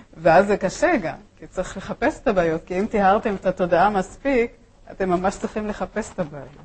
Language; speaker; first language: Hebrew; early bilingual, other home language; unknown